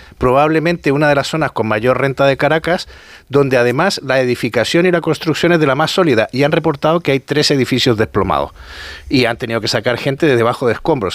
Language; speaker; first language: Spanish; native; Spanish